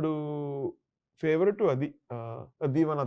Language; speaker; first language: Telugu; non-native, learner; Tamil